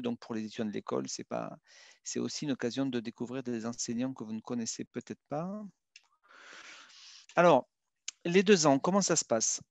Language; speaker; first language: French; native; French